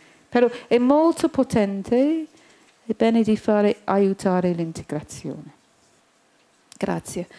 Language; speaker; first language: Italian; non-native, learner; English